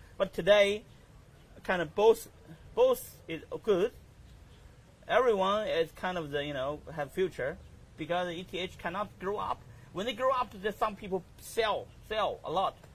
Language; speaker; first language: English; non-native, learner; Chinese